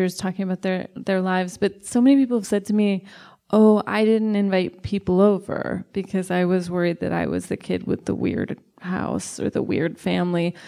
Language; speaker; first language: English; native; English